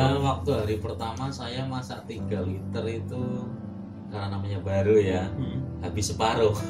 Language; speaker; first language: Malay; non-native, local second language; Javanese